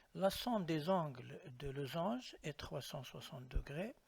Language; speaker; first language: French; non-native, local second language; Arabic